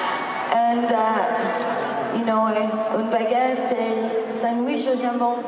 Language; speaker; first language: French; non-native, learner; English